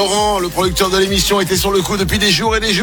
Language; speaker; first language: French; native; French